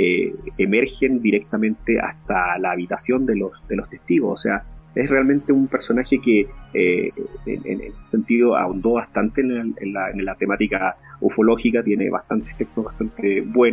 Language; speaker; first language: Spanish; native; Spanish